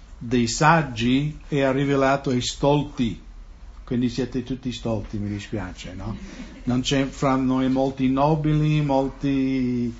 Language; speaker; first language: Italian; non-native, fluent; English